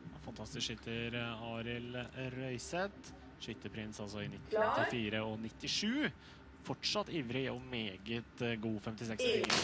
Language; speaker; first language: Norwegian; native; Norwegian